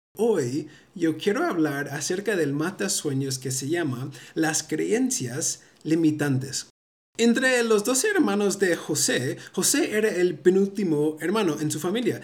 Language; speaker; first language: Spanish; early bilingual, heritage; Spanish